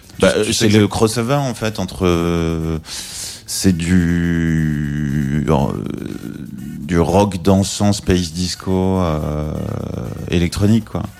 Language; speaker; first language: French; native; French